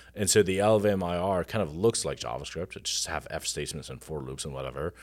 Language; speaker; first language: English; non-native, fluent; Arabic